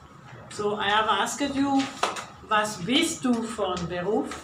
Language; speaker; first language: German; non-native, fluent; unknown